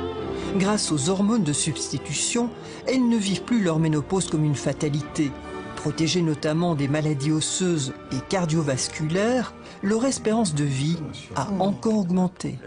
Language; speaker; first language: French; native; French